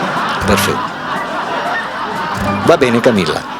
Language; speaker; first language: Italian; native; Italian